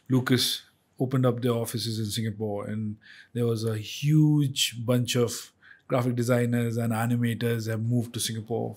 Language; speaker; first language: English; non-native, local second language; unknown